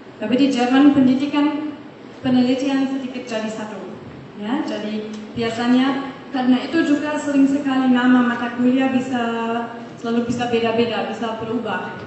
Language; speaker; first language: Indonesian; non-native, fluent; German